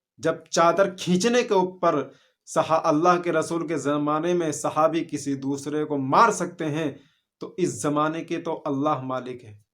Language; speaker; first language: Urdu; native; Urdu